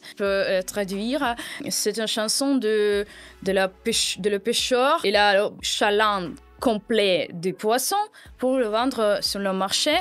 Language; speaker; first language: French; non-native, fluent; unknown